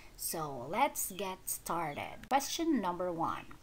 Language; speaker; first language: English; non-native, local second language; Filipino